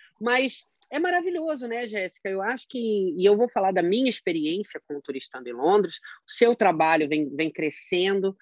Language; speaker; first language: Portuguese; native; Portuguese